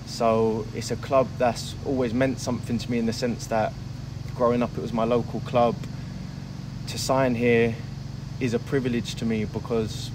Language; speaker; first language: English; native; English